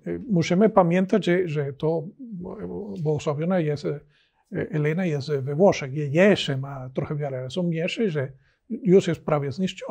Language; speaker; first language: Polish; non-native, learner; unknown